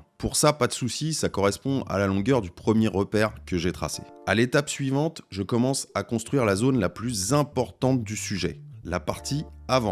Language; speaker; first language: French; native; French